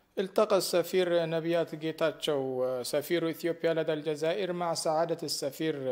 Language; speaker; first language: Arabic; non-native, fluent; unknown